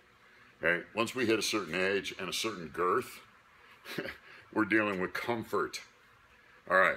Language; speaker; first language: English; native; English